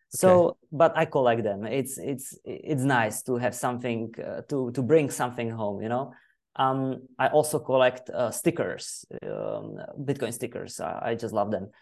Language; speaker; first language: English; non-native, fluent; Czech